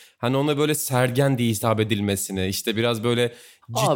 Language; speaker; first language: Turkish; native; Turkish